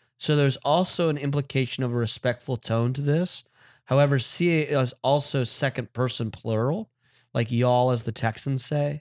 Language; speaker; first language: English; native; English